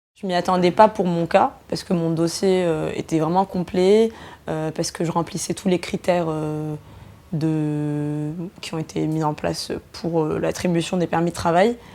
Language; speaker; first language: French; non-native, local second language; Arabic